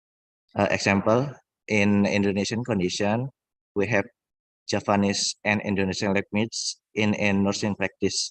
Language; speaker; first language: English; non-native, learner; Indonesian